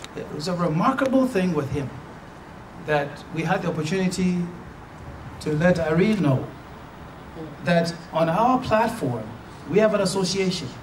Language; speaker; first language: English; non-native, local second language; Akan